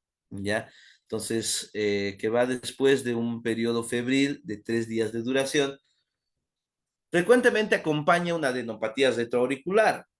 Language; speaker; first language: Spanish; native; Spanish